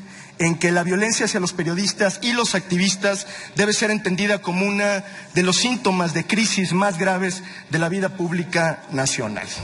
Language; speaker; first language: Spanish; native; Spanish